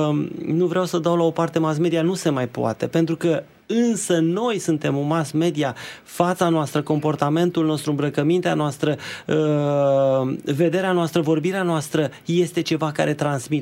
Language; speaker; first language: Romanian; native; Romanian